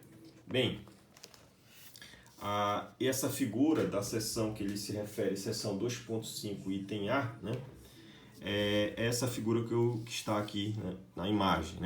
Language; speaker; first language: Portuguese; native; Portuguese